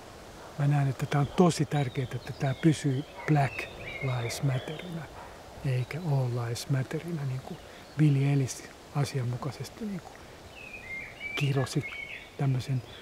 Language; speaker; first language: Finnish; native; Finnish